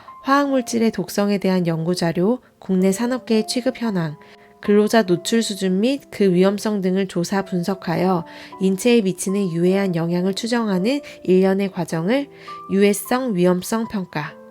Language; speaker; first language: Korean; native; Korean